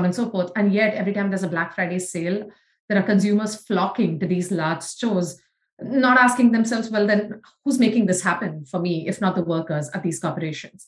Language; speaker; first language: English; non-native, local second language; Tamil